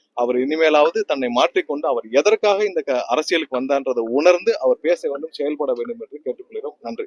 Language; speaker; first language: Tamil; native; Tamil